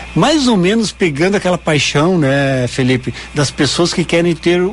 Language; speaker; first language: Portuguese; native; Portuguese